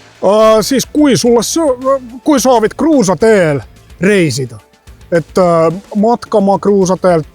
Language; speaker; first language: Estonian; non-native, learner; Finnish